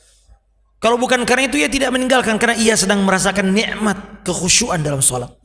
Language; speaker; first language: Indonesian; native; Indonesian